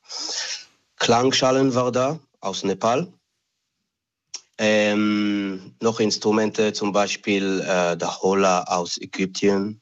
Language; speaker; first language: German; non-native, fluent; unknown